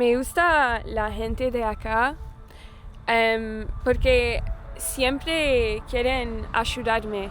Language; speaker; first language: Spanish; non-native, learner; English